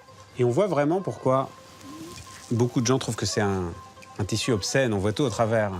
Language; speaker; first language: French; native; French